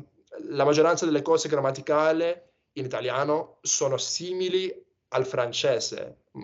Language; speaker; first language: Italian; non-native, fluent; English